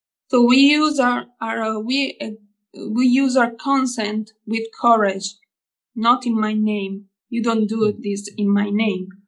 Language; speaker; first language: English; non-native, fluent; Italian